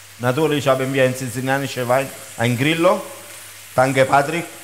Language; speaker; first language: German; non-native, learner; Italian